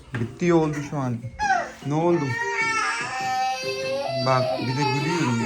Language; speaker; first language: Turkish; non-native, learner; Urdu